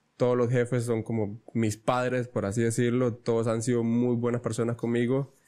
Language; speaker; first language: Spanish; native; Spanish